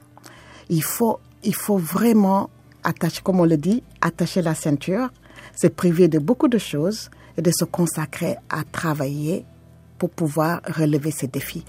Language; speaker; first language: French; non-native, local second language; Wolof